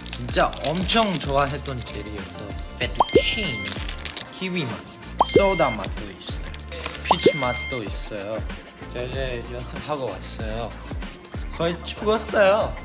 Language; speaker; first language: Korean; non-native, fluent; English